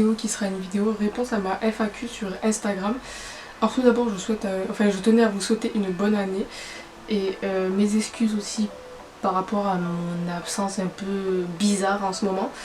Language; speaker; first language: French; native; French